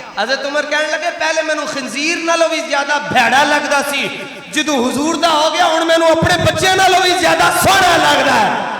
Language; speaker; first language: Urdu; non-native, local second language; Punjabi